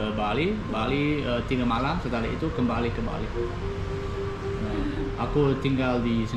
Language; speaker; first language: Indonesian; non-native, learner; English